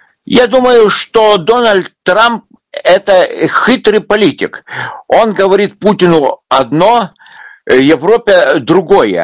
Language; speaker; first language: Russian; non-native, local second language; Lithuanian